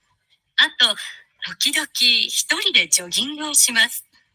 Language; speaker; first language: Japanese; non-native, learner; Bangla